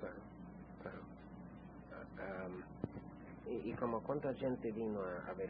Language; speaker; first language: Spanish; non-native, fluent; English